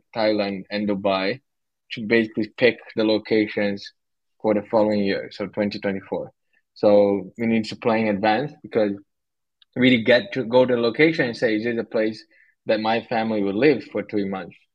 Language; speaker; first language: English; non-native, fluent; Portuguese